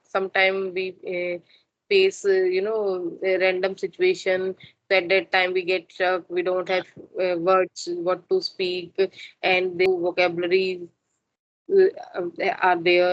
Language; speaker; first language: English; non-native, learner; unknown